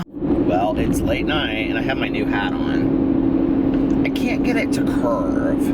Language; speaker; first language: English; native; English